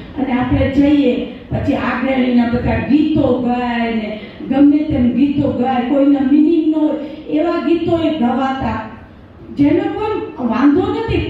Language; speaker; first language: Gujarati; non-native, local second language; Kachhi